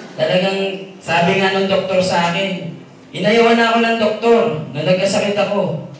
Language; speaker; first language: Filipino; native; Filipino